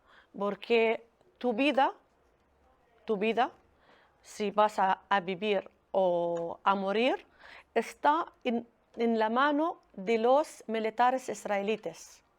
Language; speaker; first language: Spanish; non-native, learner; Arabic